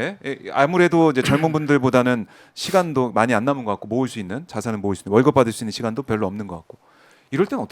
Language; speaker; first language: Korean; native; Korean